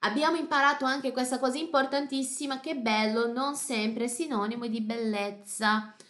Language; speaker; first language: Italian; non-native, fluent; Portuguese